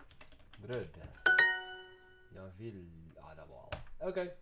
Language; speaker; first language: Swedish; non-native, learner; English